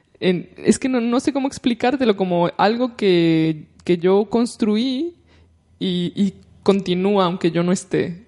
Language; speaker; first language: Spanish; native; Spanish